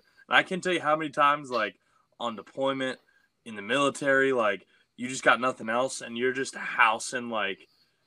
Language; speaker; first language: English; native; English